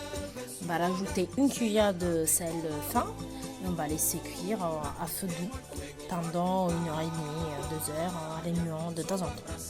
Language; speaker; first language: French; non-native, fluent; Italian